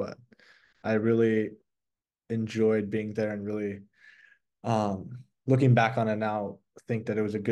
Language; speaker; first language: English; early bilingual, other home language; Persian